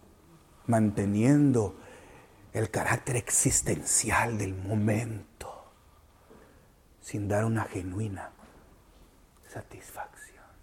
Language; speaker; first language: Spanish; native; Spanish